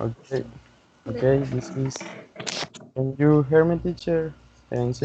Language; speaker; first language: English; non-native, learner; Spanish